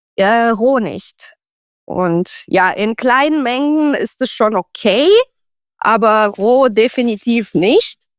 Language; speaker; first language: German; non-native, fluent; Romanian